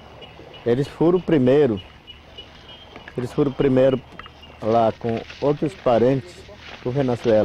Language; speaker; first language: Portuguese; non-native, local second language; Yanomámi